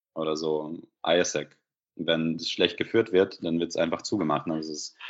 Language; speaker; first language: German; non-native, fluent; Russian